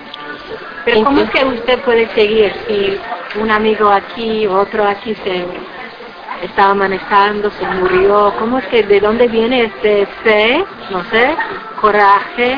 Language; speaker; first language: Spanish; non-native, fluent; English